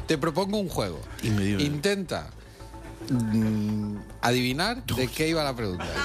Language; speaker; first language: Spanish; native; Spanish